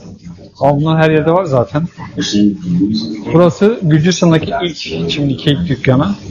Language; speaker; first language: Turkish; native; Turkish